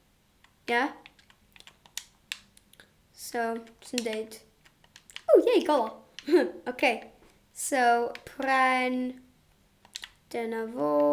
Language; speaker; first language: Welsh; non-native, local second language; English